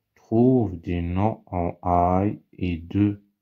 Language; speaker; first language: French; non-native, local second language; Arabic